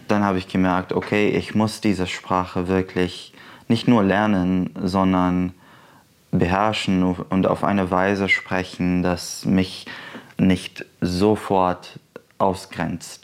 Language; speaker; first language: German; non-native, fluent; Arabic